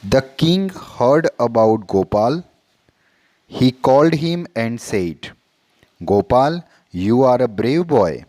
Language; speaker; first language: English; non-native, local second language; Gujarati